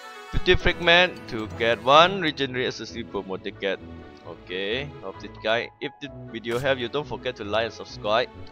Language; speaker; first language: English; non-native, learner; Thai